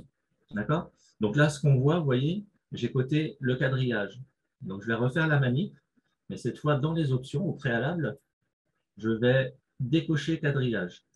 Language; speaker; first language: French; native; French